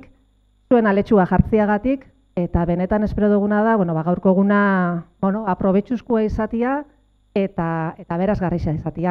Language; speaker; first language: Basque; native; Basque